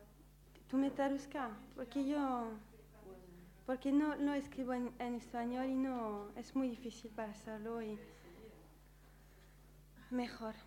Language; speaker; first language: Spanish; non-native, learner; French